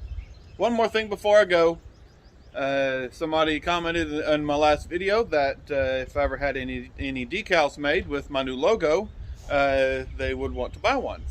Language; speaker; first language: English; native; English